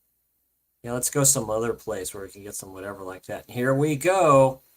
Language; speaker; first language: English; native; English